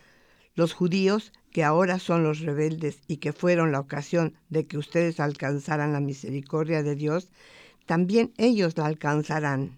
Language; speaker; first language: Spanish; native; Spanish